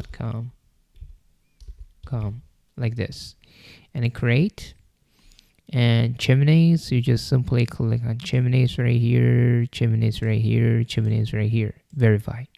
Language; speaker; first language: English; non-native, fluent; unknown